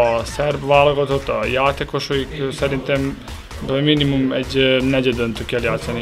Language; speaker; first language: Hungarian; non-native, learner; Serbian